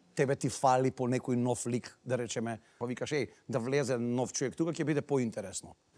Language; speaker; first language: Macedonian; native; Macedonian